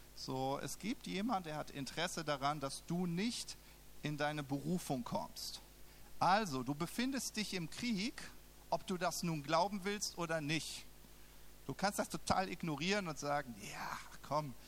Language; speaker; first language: German; native; German